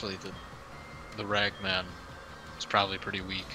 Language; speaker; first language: English; native; English